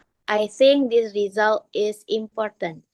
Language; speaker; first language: English; non-native, learner; Indonesian